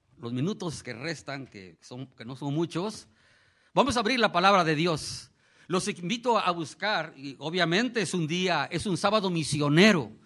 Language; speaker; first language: Spanish; native; Spanish